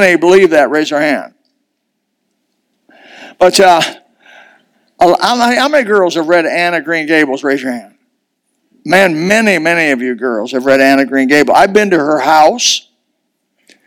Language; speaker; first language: English; native; English